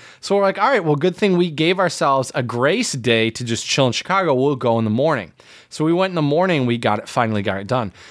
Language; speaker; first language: English; native; English